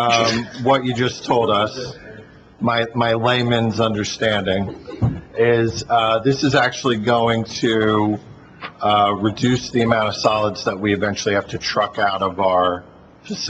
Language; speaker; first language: English; native; English